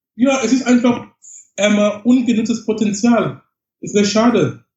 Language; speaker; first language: German; non-native, fluent; English